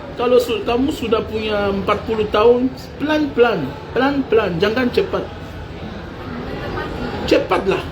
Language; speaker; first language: Indonesian; non-native, learner; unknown